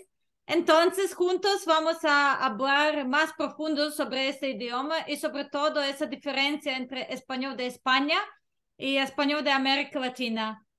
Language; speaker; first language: Spanish; non-native, fluent; Serbian